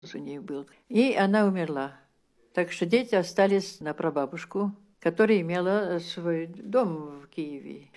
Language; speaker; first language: Russian; early bilingual, heritage; Russian